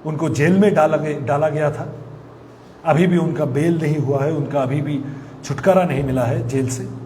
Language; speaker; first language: Hindi; non-native, local second language; Bangla